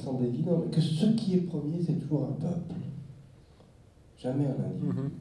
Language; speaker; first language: French; native; French